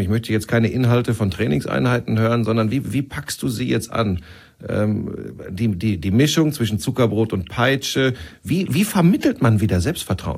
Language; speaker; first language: German; native; German